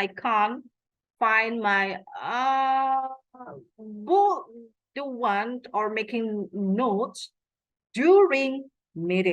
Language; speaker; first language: English; non-native, fluent; Indonesian